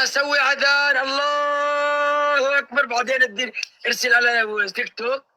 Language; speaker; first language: Arabic; non-native, learner; Oromo